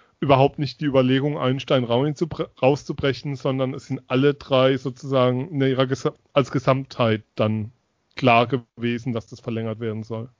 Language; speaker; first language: German; native; German